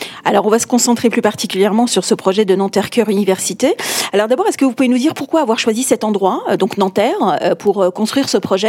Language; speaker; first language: French; native; French